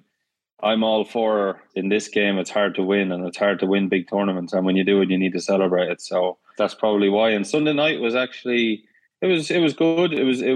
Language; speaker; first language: English; native; English